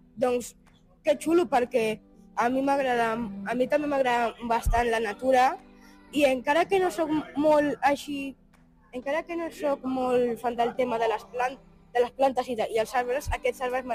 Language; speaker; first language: Catalan; native; Catalan